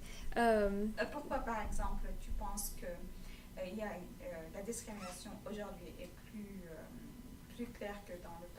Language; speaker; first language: French; non-native, fluent; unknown